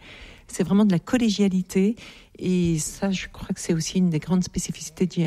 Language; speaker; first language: French; native; French